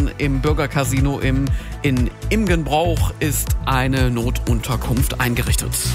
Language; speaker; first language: German; native; German